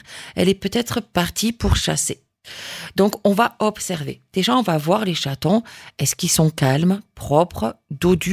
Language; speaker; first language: French; native; French